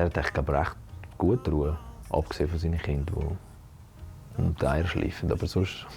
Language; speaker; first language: German; native; German